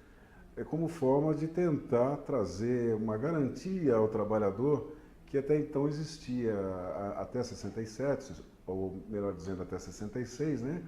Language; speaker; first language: Portuguese; native; Portuguese